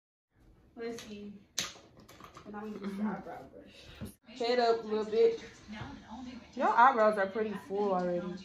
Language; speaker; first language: English; native; English